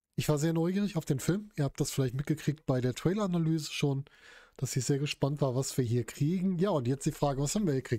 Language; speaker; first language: German; native; German